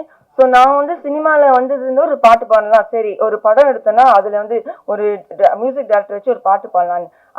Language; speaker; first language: Tamil; early bilingual, heritage; Tamil